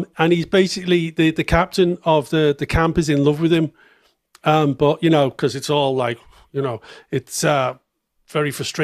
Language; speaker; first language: English; native; English